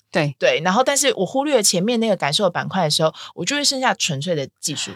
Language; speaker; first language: Chinese; native; Chinese